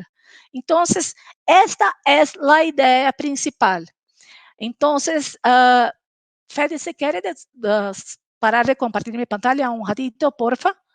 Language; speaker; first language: Spanish; non-native, local second language; Portuguese